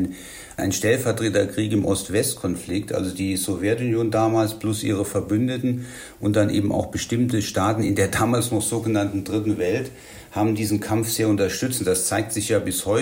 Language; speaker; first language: German; native; German